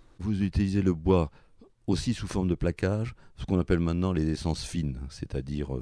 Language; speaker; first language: French; native; French